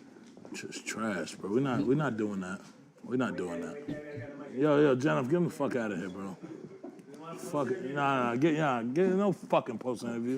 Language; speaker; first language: English; native; English